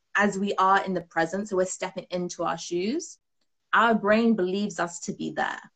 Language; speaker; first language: English; native; English